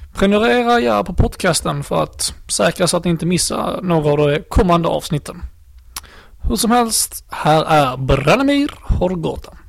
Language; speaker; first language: Swedish; native; Swedish